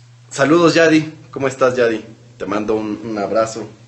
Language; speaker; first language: Spanish; native; Spanish